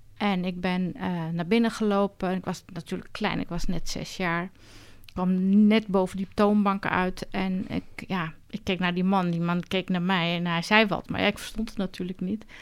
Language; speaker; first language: Dutch; early bilingual, other home language; Turkish